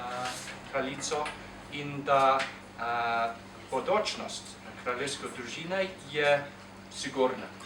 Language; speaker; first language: Slovenian; non-native, fluent; English